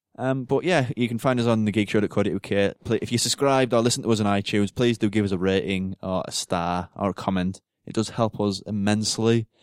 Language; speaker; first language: English; native; English